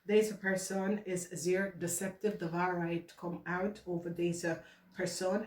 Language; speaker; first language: Dutch; non-native, learner; English